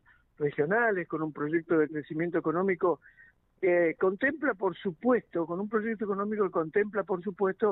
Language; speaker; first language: Spanish; native; Spanish